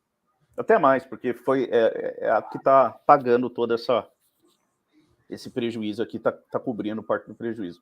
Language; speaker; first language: Portuguese; native; Portuguese